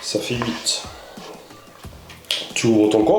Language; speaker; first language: French; native; French